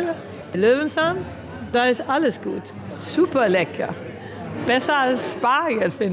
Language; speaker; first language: German; early bilingual, heritage; Swedish